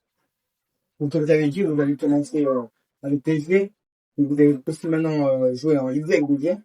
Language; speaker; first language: French; native; French